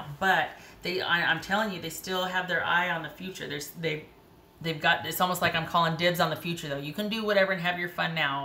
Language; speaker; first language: English; native; English